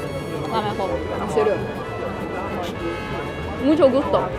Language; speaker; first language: Spanish; non-native, learner; Chinese